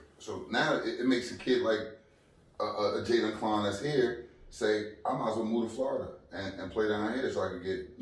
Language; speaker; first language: English; native; English